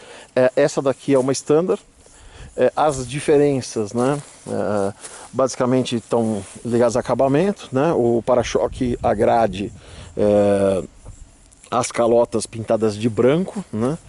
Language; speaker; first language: Portuguese; native; Portuguese